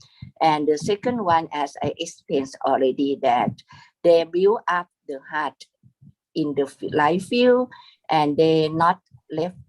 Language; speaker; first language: English; non-native, fluent; Thai